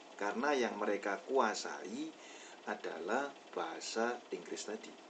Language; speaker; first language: Indonesian; non-native, local second language; Javanese